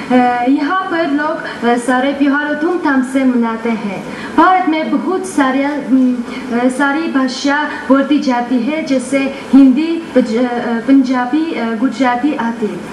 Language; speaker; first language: Hindi; non-native, learner; Armenian